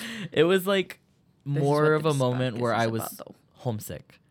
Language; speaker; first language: English; early bilingual, other home language; Spanish